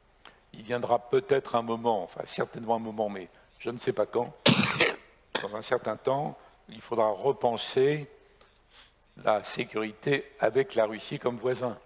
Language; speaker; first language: French; native; French